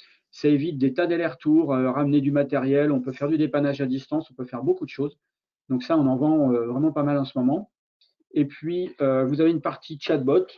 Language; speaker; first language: French; native; French